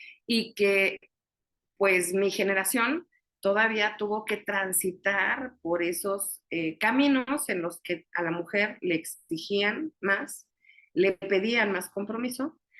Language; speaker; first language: Spanish; native; Spanish